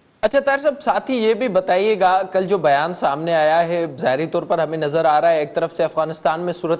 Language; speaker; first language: Hindi; non-native, local second language; Sindhi